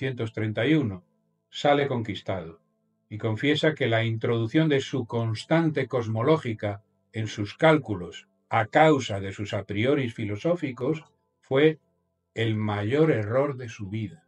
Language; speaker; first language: Spanish; native; Spanish